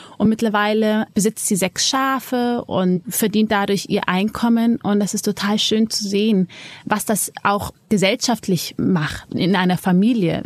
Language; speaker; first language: German; early bilingual, other home language; Amharic